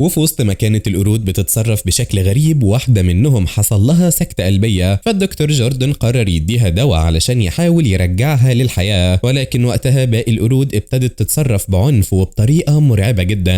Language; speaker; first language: Arabic; native; Arabic